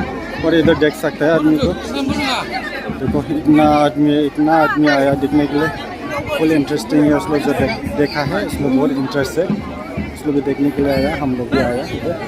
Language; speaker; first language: Hindi; non-native, local second language; Bodo